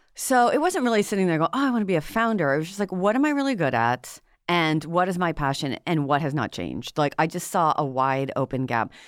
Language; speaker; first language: English; native; English